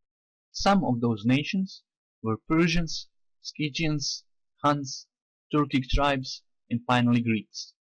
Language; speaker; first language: English; non-native, fluent; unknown